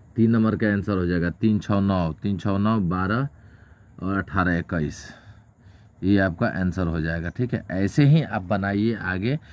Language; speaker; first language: Hindi; native; Hindi